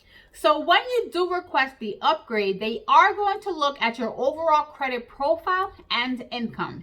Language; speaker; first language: English; native; English